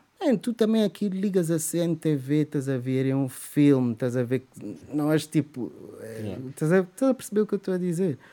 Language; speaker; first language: Portuguese; native; Portuguese